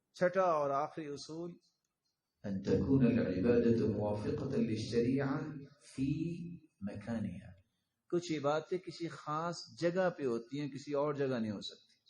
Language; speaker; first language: Urdu; non-native, local second language; Northern Hindko